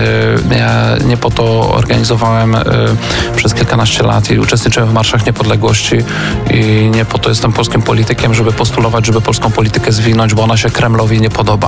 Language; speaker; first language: Polish; native; Polish